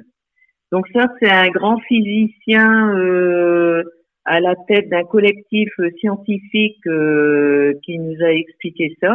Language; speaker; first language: French; native; French